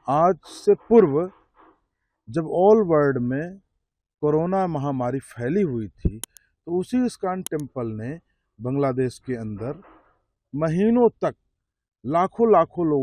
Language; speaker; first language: Hindi; native; Hindi